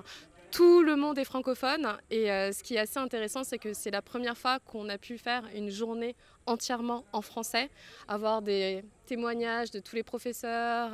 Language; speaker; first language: French; native; French